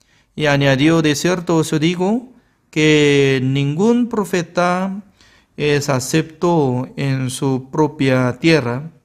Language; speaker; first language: Spanish; non-native, fluent; Korean